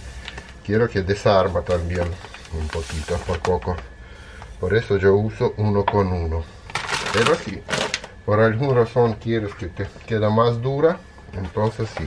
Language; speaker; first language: Spanish; non-native, fluent; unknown